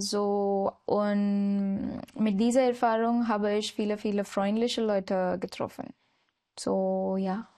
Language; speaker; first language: German; non-native, learner; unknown